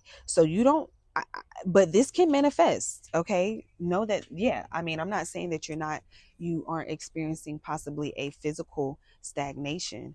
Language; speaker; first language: English; native; English